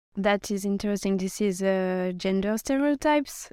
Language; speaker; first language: English; non-native, fluent; Norwegian